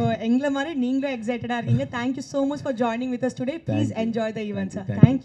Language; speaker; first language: Tamil; native; Tamil